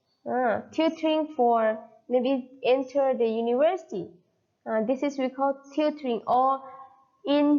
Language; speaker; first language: English; non-native, fluent; Thai